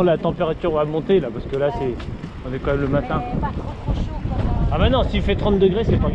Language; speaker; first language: French; native; French